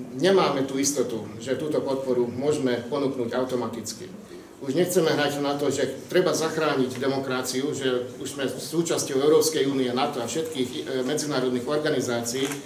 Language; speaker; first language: Slovak; non-native, local second language; Hungarian